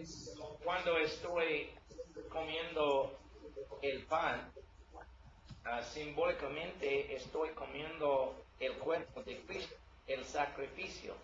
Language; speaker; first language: Spanish; non-native, learner; English